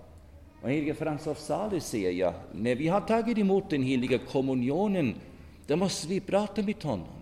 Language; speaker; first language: Swedish; non-native, fluent; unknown